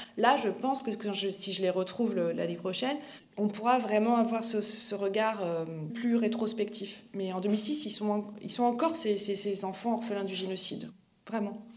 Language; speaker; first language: French; native; French